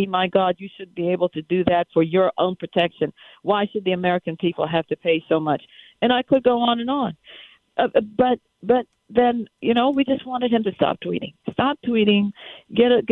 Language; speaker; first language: English; native; English